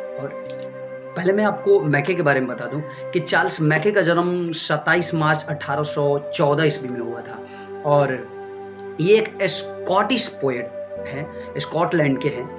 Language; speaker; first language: Hindi; native; Hindi